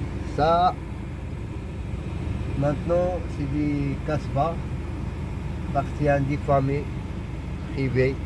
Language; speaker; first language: French; non-native, local second language; Arabic